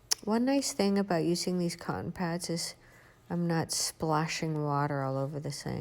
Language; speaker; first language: English; native; English